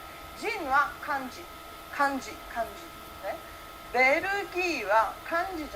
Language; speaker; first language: Japanese; early bilingual, heritage; Japanese